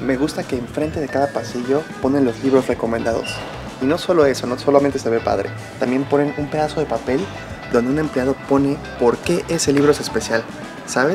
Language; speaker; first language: Spanish; native; Spanish